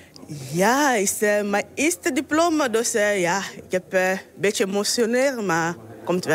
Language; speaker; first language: Dutch; non-native, learner; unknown